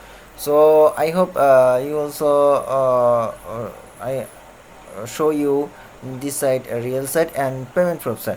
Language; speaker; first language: English; non-native, learner; Bangla